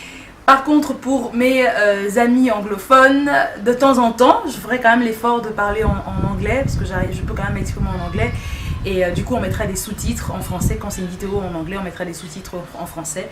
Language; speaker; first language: French; native; French